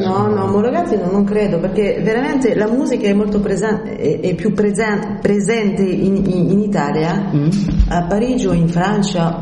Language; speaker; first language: Italian; early bilingual, heritage; French